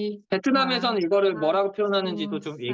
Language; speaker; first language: Korean; native; Korean